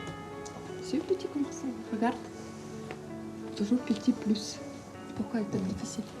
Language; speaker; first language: French; non-native, learner; Russian